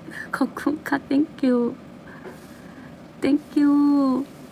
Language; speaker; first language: English; non-native, learner; Korean